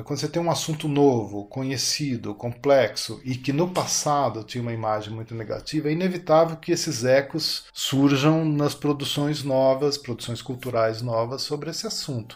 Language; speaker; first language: Portuguese; native; Portuguese